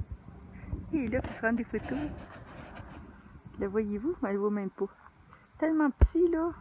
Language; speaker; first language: French; native; French